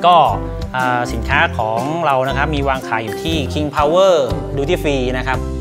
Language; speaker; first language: Thai; native; Thai